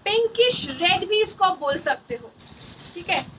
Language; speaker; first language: Hindi; non-native, local second language; Bangla